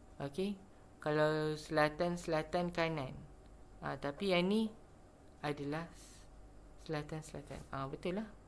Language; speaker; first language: Malay; native; Malay